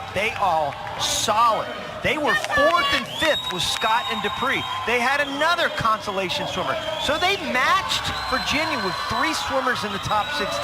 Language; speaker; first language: English; native; English